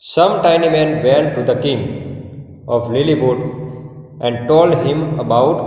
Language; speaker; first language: English; non-native, local second language; Gujarati